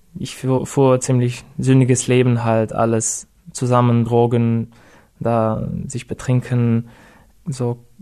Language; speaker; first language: German; non-native, fluent; Russian